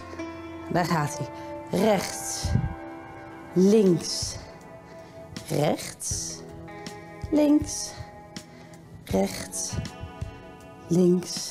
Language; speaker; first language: Dutch; native; Dutch